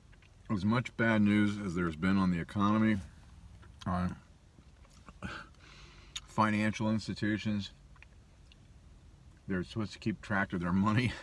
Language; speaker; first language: English; native; English